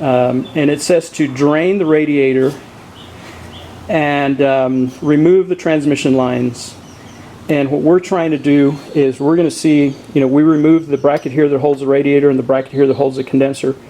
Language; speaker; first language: English; native; English